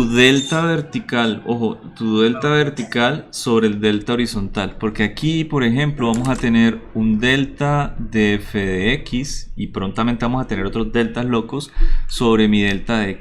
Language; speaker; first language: Spanish; native; Spanish